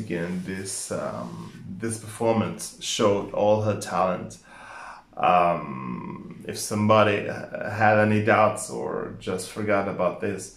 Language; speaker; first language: English; non-native, fluent; Portuguese